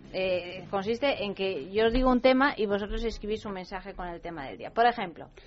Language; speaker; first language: Spanish; native; Spanish